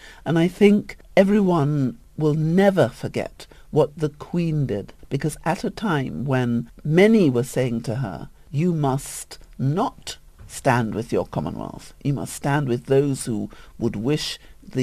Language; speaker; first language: English; native; English